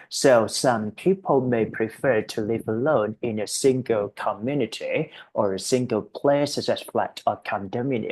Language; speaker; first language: English; non-native, fluent; Thai